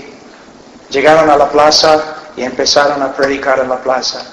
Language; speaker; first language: Spanish; non-native, fluent; English